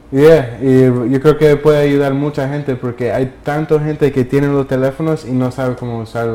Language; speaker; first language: Spanish; early bilingual, heritage; English